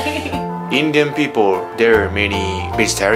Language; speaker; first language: English; non-native, learner; Japanese